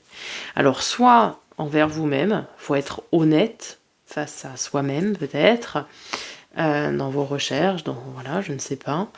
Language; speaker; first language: French; native; French